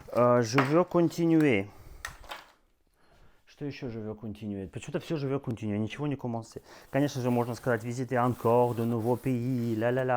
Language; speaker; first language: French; non-native, fluent; Russian